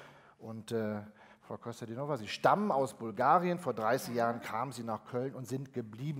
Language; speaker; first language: German; native; German